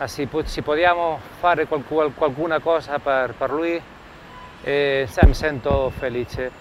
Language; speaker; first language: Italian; non-native, learner; Spanish